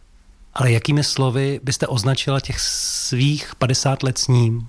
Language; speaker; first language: Czech; native; Czech